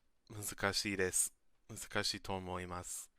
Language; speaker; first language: Japanese; non-native, learner; English